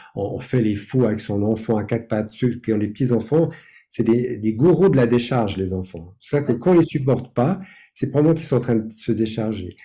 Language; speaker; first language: French; non-native, fluent; English